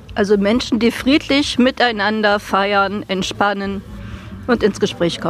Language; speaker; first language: German; native; German